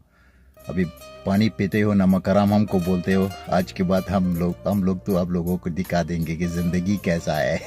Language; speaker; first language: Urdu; non-native, fluent; Pashto